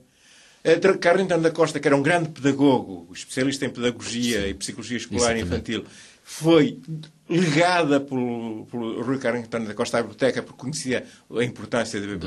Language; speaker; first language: Portuguese; native; Portuguese